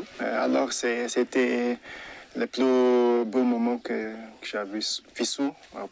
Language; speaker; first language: French; non-native, fluent; Portuguese